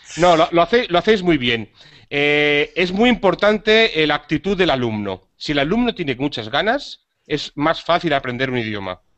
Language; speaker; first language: Spanish; native; Spanish